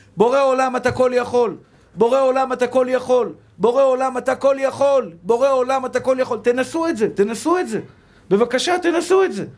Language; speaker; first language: Hebrew; native; Hebrew